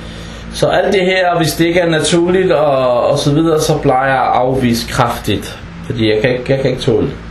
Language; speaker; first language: Danish; non-native, fluent; Arabic